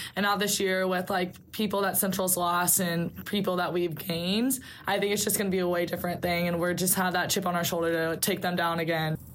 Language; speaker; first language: English; native; English